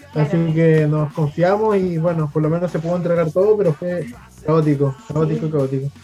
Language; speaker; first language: Spanish; native; Spanish